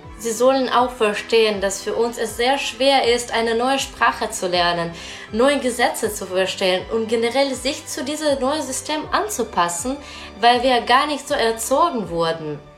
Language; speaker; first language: German; non-native, fluent; Ukrainian